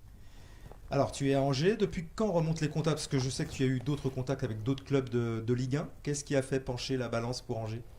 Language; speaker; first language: French; native; French